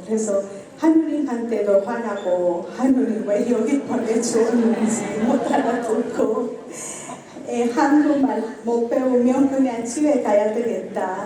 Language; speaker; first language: Korean; non-native, learner; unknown